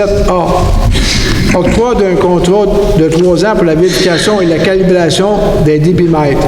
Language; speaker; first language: French; native; French